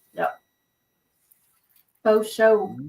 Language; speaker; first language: English; native; English